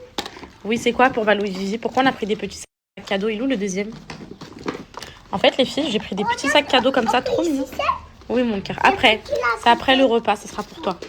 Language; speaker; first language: French; native; French